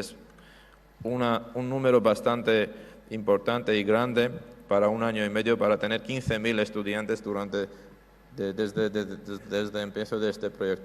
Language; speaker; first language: Spanish; non-native, fluent; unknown